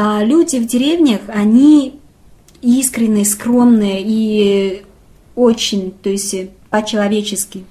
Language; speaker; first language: Russian; non-native, fluent; Chinese